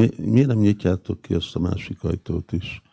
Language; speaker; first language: Hungarian; early bilingual, heritage; Hungarian